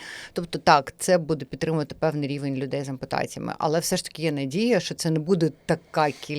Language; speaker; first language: Ukrainian; native; Ukrainian